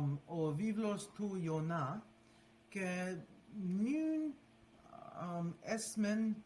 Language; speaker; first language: Greek; non-native, learner; English